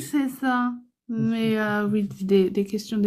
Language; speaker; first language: French; non-native, fluent; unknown